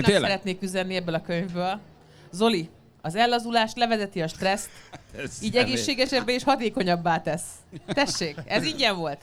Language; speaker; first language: Hungarian; native; Hungarian